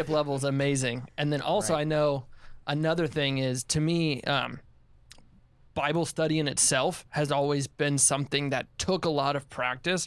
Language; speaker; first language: English; native; English